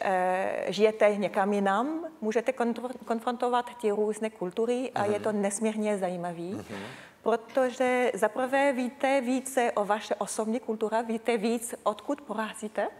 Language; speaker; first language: Czech; non-native, learner; French